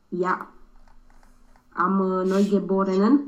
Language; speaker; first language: German; non-native, learner; Romanian